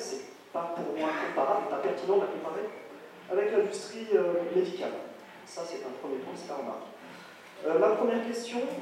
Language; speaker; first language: French; native; French